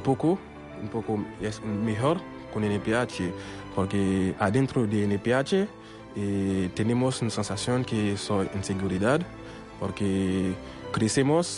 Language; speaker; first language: Spanish; non-native, local second language; Haitian Creole